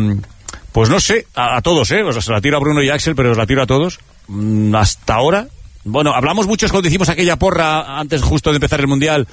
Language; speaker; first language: Spanish; native; Spanish